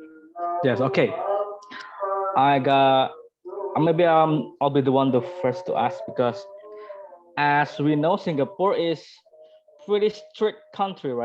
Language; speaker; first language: English; non-native, learner; Indonesian